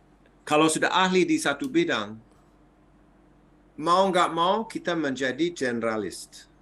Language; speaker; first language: Indonesian; non-native, fluent; English